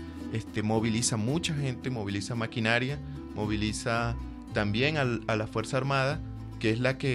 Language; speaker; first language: Spanish; native; Spanish